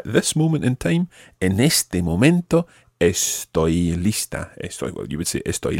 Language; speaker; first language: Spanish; non-native, fluent; English